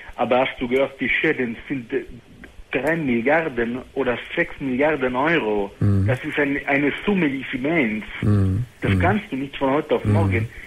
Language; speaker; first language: German; non-native, fluent; Italian